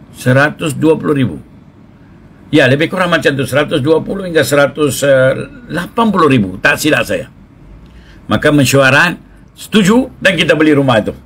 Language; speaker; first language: Malay; non-native, local second language; Tamil